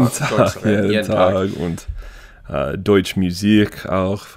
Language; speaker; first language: German; non-native, learner; English